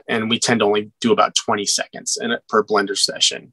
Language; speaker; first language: English; native; English